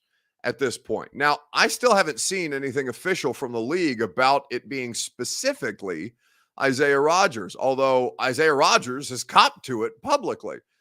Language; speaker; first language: English; native; English